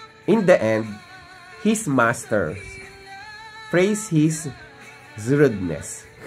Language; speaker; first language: English; non-native, local second language; Filipino